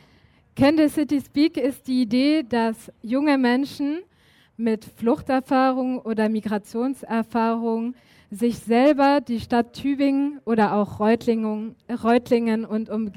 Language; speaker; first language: German; native; German